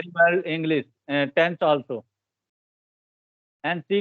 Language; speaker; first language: English; non-native, learner; Hindi